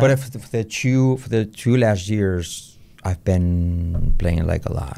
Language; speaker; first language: English; non-native, fluent; Spanish